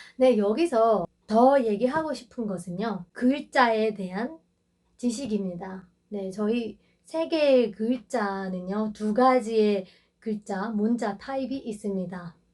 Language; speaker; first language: Korean; non-native, fluent; Burmese